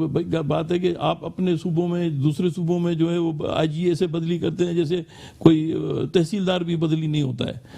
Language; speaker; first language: Urdu; non-native, local second language; Sindhi